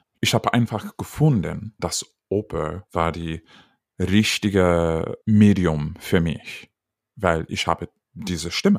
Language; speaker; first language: German; non-native, learner; English